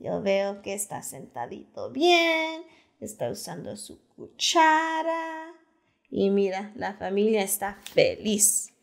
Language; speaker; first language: Spanish; early bilingual, heritage; Spanish